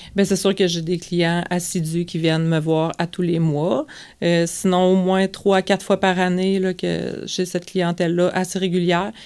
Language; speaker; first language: French; native; French